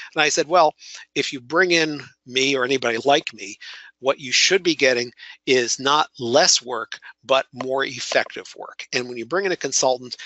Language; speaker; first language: English; native; English